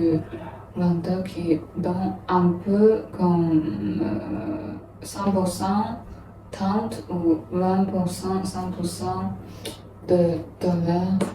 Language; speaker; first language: French; non-native, learner; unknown